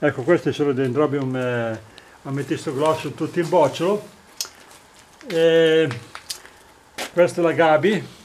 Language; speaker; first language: Italian; native; Italian